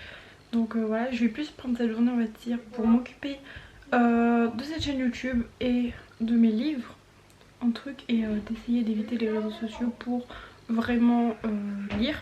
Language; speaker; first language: French; native; French